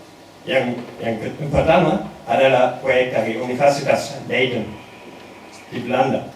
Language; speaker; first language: Indonesian; non-native, learner; German